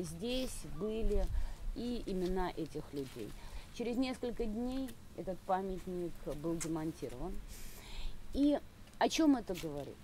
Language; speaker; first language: Russian; native; Russian